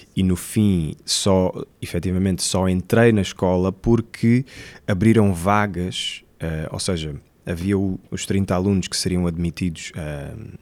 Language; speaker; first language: Portuguese; native; Portuguese